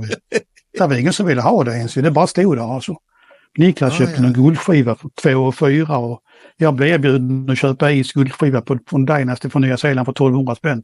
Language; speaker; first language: Swedish; native; Swedish